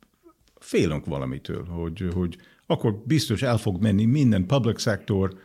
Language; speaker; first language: Hungarian; non-native, fluent; English